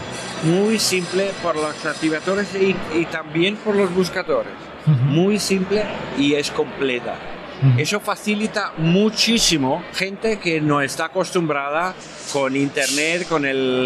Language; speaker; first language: Spanish; non-native, fluent; Italian